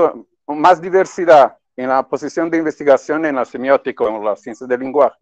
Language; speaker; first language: Spanish; non-native, fluent; Portuguese